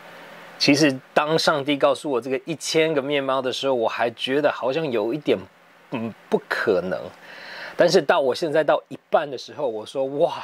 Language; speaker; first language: Chinese; early bilingual, heritage; English